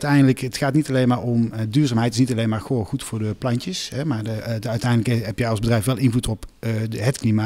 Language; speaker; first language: Dutch; native; Dutch